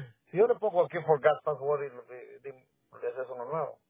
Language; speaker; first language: Spanish; native; Spanish